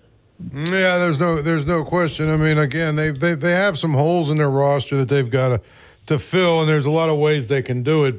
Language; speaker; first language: English; native; English